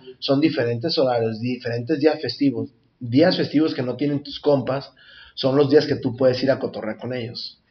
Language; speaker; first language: Spanish; native; Spanish